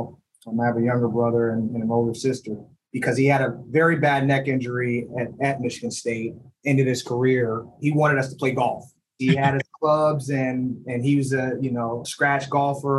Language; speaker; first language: English; native; English